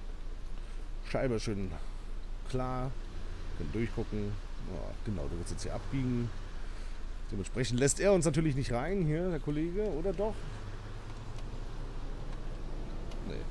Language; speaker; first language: German; native; German